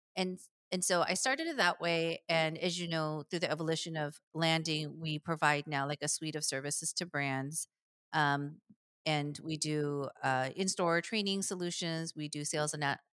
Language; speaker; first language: English; early bilingual, other home language; Korean